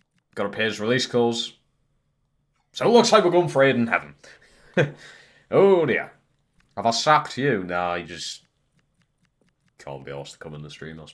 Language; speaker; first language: English; native; English